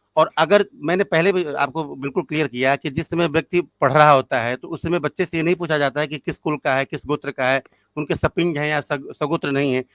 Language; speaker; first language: Hindi; native; Hindi